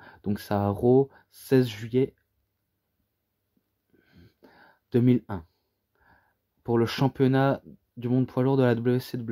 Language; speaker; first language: French; native; French